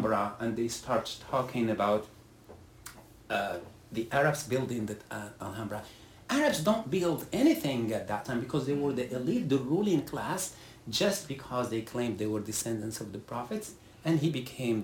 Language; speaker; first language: English; non-native, fluent; Arabic